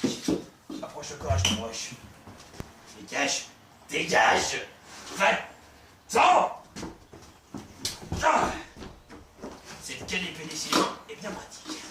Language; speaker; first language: French; native; French